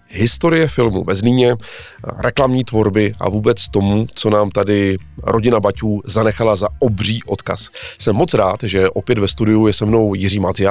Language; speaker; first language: Czech; native; Czech